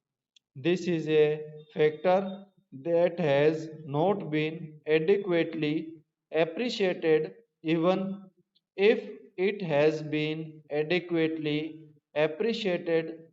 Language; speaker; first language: English; non-native, local second language; Hindi